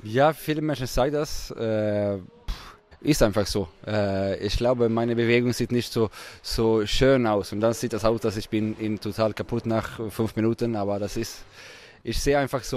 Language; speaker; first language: German; non-native, fluent; Swedish